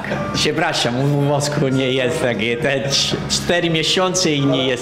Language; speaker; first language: Polish; non-native, learner; Italian